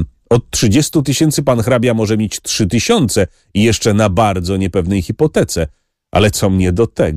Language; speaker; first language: Polish; native; Polish